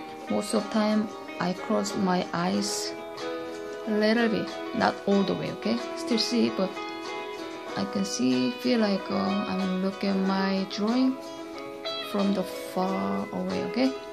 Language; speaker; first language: English; non-native, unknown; Korean